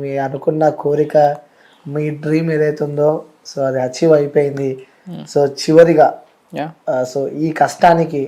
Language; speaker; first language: Telugu; native; Telugu